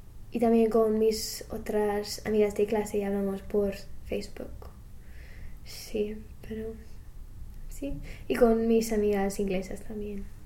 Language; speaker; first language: Spanish; non-native, fluent; English